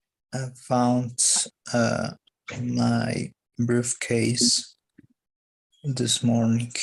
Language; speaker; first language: English; non-native, learner; Spanish